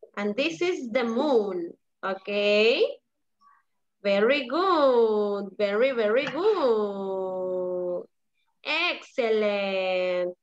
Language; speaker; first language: English; non-native, learner; Spanish